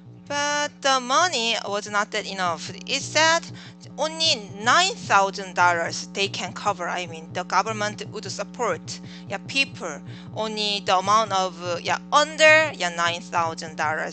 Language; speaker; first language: English; non-native, learner; Korean